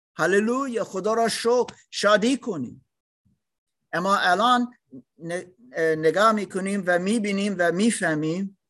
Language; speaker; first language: Persian; non-native, fluent; English